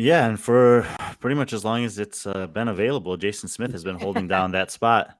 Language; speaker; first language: English; native; English